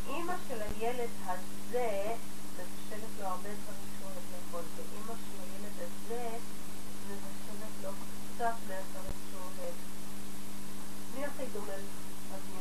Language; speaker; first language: Hebrew; native; Hebrew